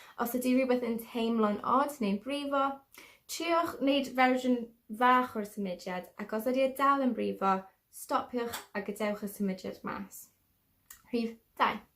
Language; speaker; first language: Welsh; non-native, local second language; English